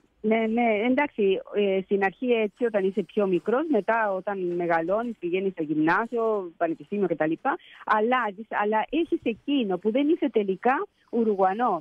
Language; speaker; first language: Greek; early bilingual, heritage; Greek